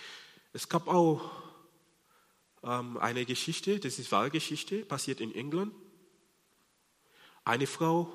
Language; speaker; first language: German; non-native, fluent; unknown